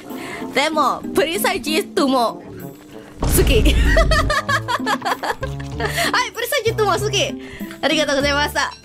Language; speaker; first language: Japanese; non-native, learner; Indonesian